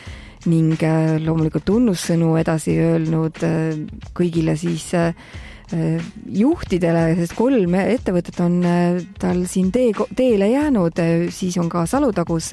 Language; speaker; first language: Estonian; native; Estonian